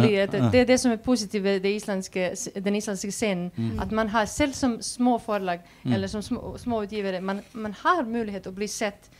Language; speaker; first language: Swedish; non-native, fluent; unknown